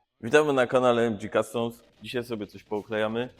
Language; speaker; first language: Polish; native; Polish